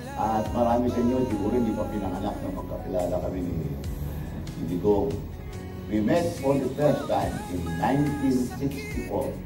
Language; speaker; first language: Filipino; non-native, local second language; Iloko